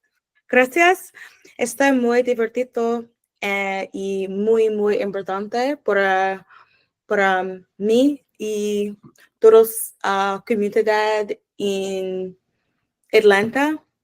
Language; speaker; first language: Spanish; non-native, learner; English